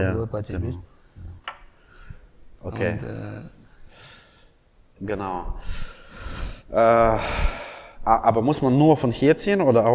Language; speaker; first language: German; non-native, fluent; Russian